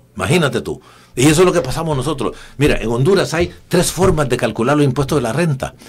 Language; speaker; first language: Spanish; native; Spanish